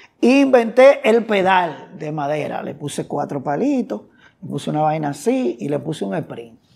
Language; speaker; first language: Spanish; native; Spanish